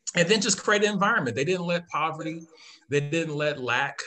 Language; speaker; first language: English; native; English